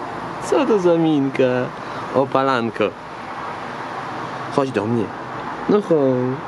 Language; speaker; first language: Polish; native; Polish